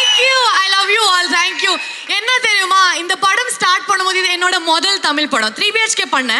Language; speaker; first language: Tamil; non-native, local second language; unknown